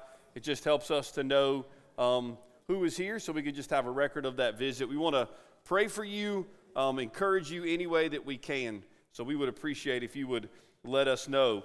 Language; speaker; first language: English; native; English